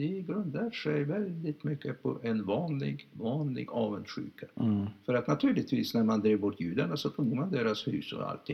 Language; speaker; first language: Swedish; non-native, fluent; Hungarian